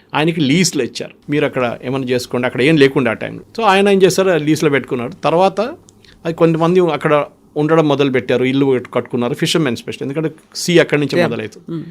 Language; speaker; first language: Telugu; non-native, local second language; Malayalam